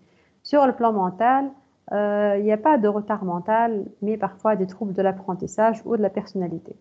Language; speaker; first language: French; non-native, local second language; Arabic